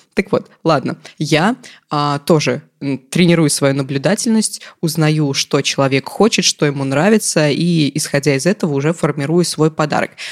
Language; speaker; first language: Russian; native; Russian